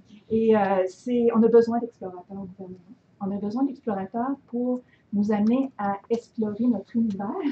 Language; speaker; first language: French; native; French